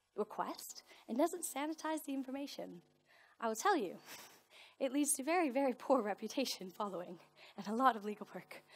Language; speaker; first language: English; native; English